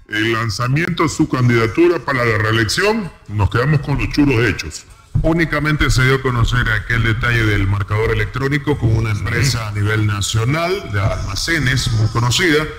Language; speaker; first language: Spanish; native; Spanish